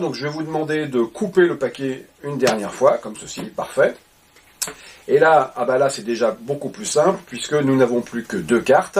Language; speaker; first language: French; native; French